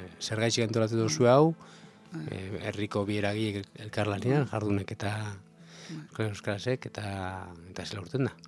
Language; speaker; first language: Basque; native; Basque